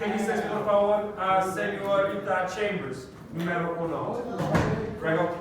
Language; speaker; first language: Spanish; non-native, fluent; English